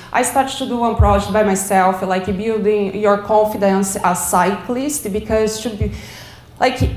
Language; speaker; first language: English; non-native, learner; Portuguese